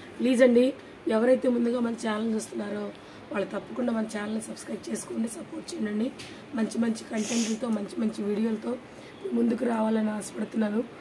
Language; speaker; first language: Telugu; non-native, local second language; Lambadi